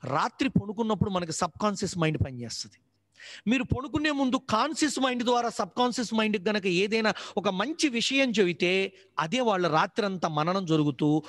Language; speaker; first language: Telugu; native; Telugu